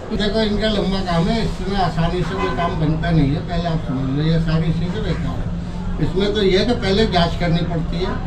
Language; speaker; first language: Hindi; native; Hindi